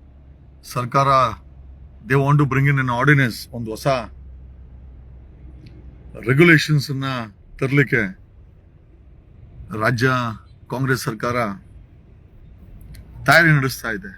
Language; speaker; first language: Kannada; native; Kannada